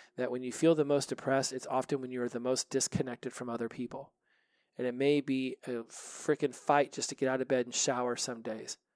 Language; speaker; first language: English; native; English